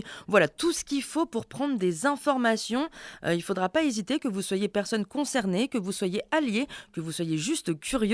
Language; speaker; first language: French; native; French